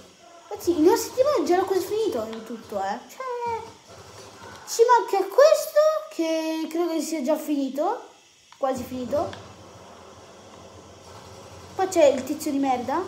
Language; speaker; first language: Italian; native; Italian